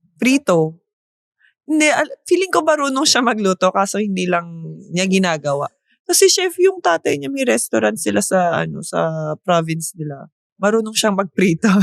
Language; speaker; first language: Filipino; native; Filipino